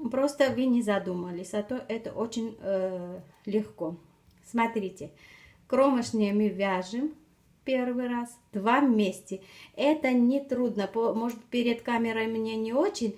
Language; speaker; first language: Russian; non-native, fluent; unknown